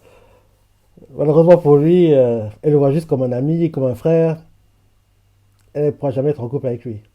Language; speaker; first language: French; native; French